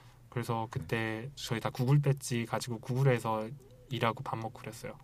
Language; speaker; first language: Korean; native; Korean